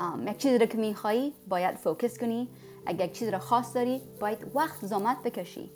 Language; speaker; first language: Persian; early bilingual, heritage; Persian